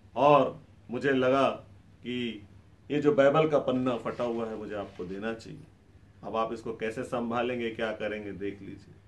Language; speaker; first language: Hindi; native; Hindi